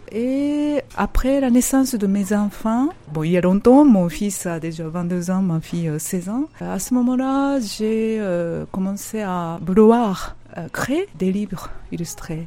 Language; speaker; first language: French; non-native, fluent; Japanese